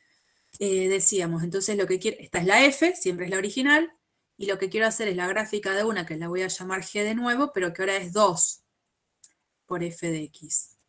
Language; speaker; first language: Spanish; native; Spanish